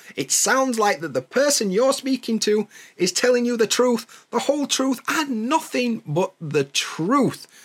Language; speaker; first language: English; native; English